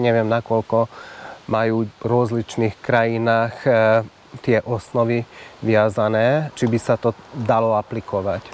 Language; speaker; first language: Slovak; early bilingual, heritage; Slovak